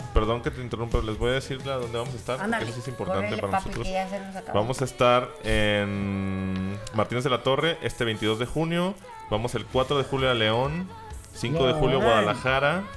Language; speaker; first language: Spanish; native; Spanish